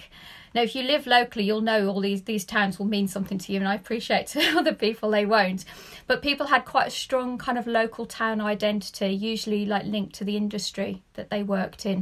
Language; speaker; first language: English; native; English